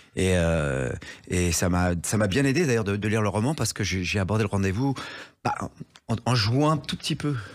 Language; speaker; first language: French; native; French